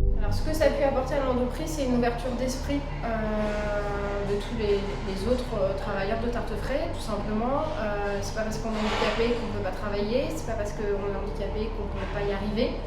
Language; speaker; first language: French; native; French